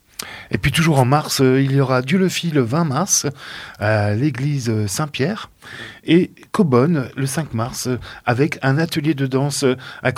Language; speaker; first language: French; native; French